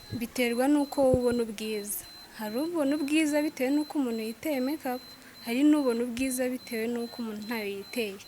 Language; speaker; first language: Kinyarwanda; native; Kinyarwanda